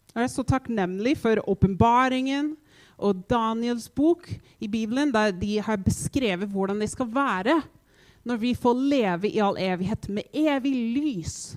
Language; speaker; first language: Norwegian; non-native, fluent; English